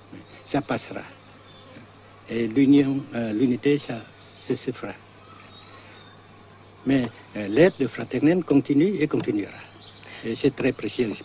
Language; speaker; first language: French; non-native, fluent; Vietnamese